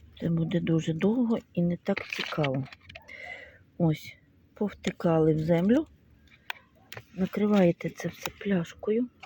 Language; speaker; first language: Ukrainian; native; Ukrainian